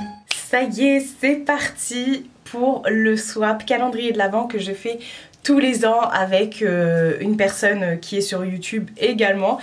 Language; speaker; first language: French; native; French